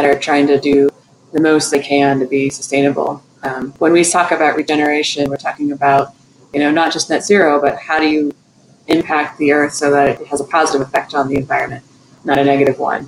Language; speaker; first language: English; native; English